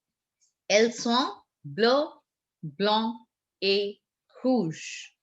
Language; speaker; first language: French; non-native, fluent; Hindi